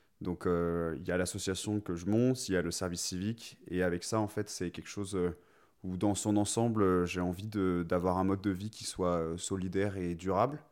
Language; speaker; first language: French; native; French